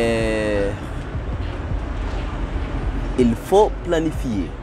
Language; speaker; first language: French; non-native, learner; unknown